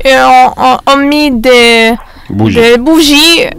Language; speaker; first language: French; non-native, fluent; Arabic